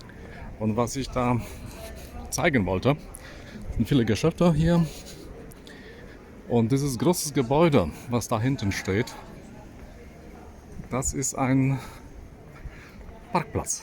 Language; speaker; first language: German; non-native, fluent; Polish